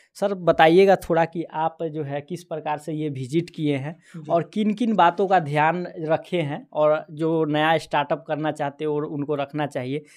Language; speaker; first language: Hindi; native; Hindi